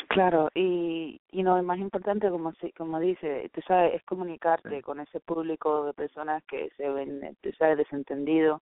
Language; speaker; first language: Spanish; early bilingual, heritage; Spanish